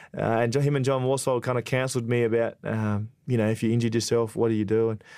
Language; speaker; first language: English; native; English